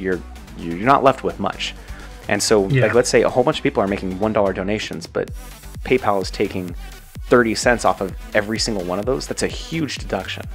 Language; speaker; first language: English; native; English